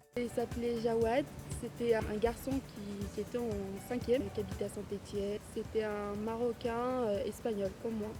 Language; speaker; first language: French; non-native, fluent; Arabic